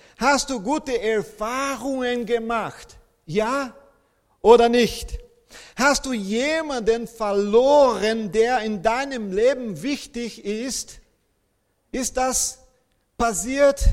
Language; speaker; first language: German; non-native, fluent; Portuguese